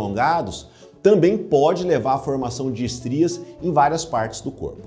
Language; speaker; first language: Portuguese; native; Portuguese